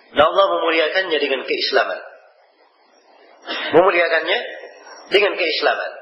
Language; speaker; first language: Indonesian; native; Indonesian